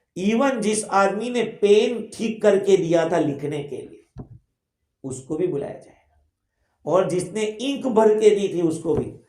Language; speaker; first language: Urdu; non-native, local second language; Gujarati